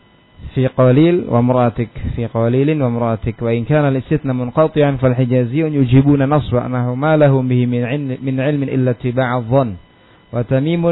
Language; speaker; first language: Arabic; non-native, fluent; Indonesian